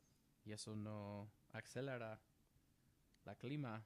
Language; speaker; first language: Spanish; non-native, learner; English